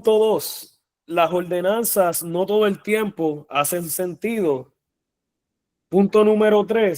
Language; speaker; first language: Spanish; native; Spanish